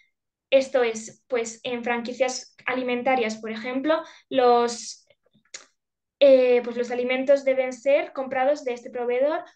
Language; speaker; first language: Spanish; native; Spanish